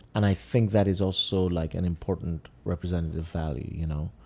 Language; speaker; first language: English; non-native, local second language; Yoruba